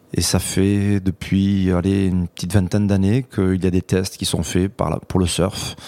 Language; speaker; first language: French; native; French